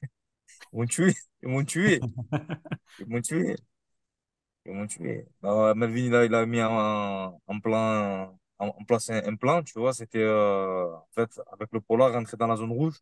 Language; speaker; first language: French; native; French